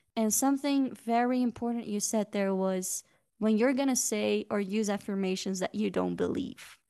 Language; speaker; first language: English; non-native, fluent; Dutch